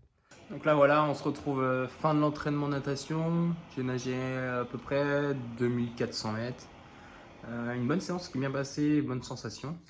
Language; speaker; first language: French; native; French